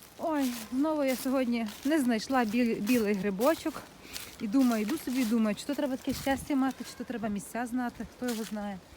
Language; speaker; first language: Ukrainian; native; Ukrainian